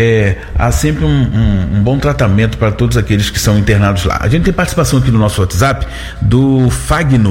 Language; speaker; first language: Portuguese; native; Portuguese